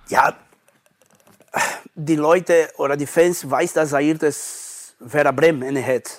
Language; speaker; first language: German; non-native, learner; Portuguese